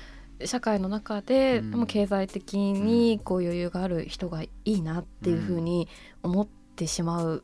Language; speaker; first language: Japanese; native; Japanese